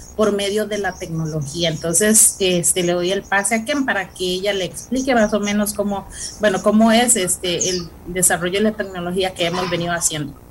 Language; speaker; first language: Spanish; non-native, local second language; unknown